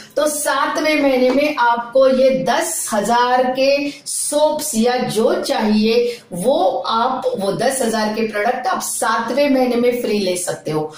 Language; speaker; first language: Hindi; non-native, local second language; Marathi